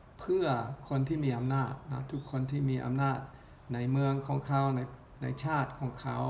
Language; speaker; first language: Thai; non-native, local second language; Northeastern Thai